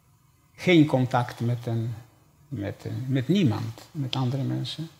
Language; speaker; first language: Dutch; non-native, fluent; Polish